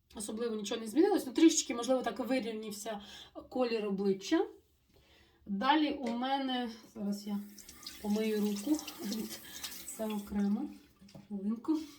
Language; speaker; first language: Ukrainian; non-native, local second language; Russian